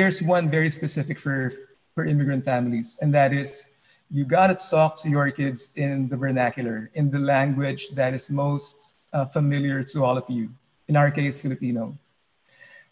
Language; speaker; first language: English; non-native, local second language; Filipino